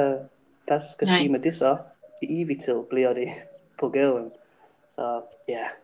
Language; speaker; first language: Danish; non-native, fluent; English